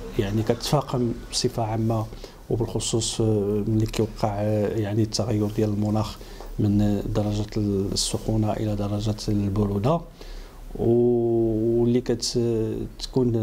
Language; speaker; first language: Arabic; native; Arabic